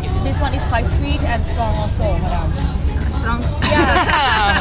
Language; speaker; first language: English; non-native, learner; Russian